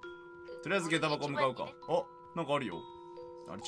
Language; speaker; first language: Japanese; native; Japanese